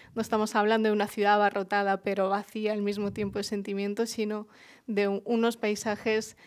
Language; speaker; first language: Spanish; early bilingual, other home language; Russian